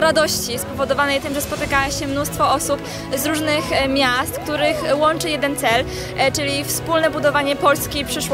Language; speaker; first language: Polish; native; Polish